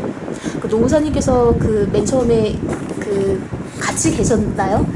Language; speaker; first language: Korean; native; Korean